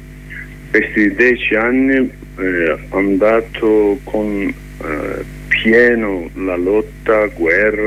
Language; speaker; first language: Italian; non-native, learner; Kurdish